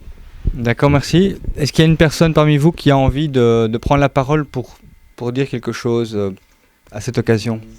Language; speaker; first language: French; native; French